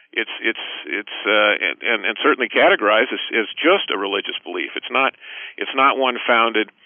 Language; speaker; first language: English; native; English